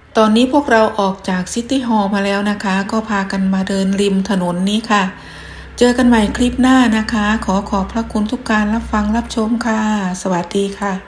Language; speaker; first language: Thai; native; Thai